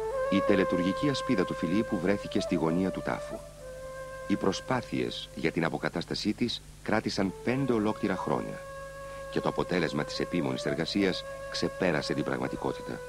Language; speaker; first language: Greek; native; Greek